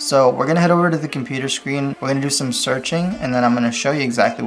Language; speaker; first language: English; native; English